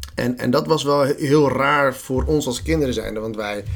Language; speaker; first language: Dutch; early bilingual, other home language; Somali